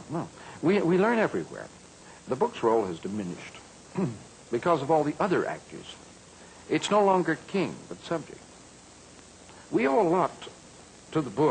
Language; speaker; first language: English; native; English